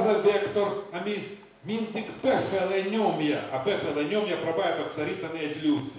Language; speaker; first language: Hungarian; non-native, learner; Russian